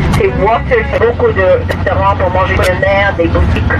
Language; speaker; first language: French; non-native, fluent; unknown